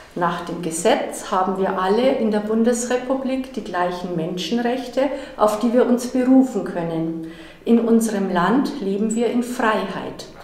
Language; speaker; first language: German; native; German